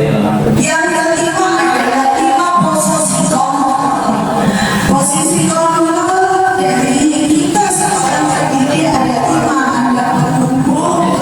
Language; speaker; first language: Indonesian; native; Indonesian